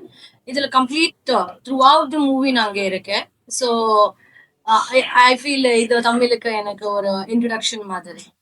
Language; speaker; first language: Tamil; non-native, learner; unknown